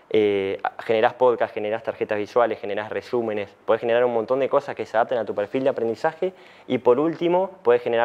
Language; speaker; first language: Spanish; native; Spanish